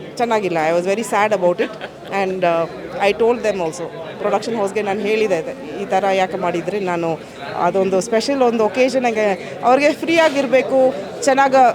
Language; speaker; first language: Kannada; non-native, fluent; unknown